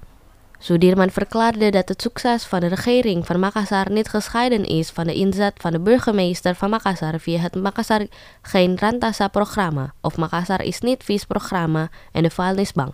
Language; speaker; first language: Dutch; non-native, fluent; Indonesian